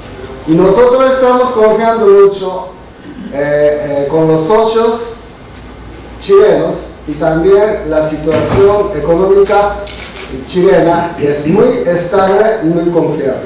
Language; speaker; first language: Spanish; non-native, fluent; Japanese